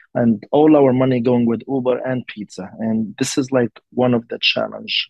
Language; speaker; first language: English; non-native, learner; Arabic